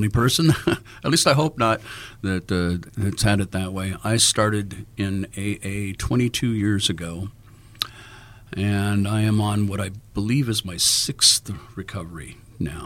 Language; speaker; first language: English; native; English